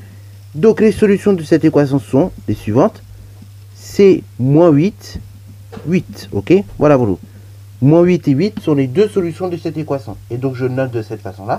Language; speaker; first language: French; native; French